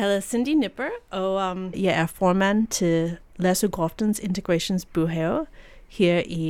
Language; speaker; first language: Danish; non-native, fluent; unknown